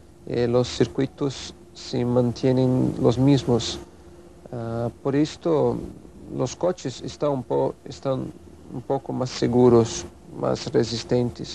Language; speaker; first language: Spanish; non-native, fluent; Portuguese